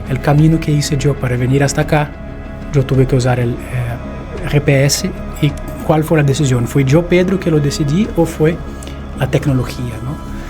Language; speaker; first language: Spanish; non-native, fluent; Portuguese